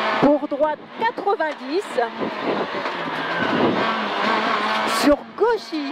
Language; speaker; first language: French; native; French